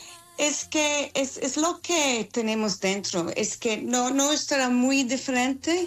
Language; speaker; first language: Spanish; non-native, fluent; English